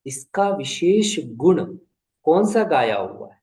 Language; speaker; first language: Hindi; non-native, local second language; Kannada